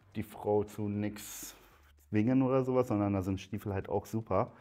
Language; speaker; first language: German; native; German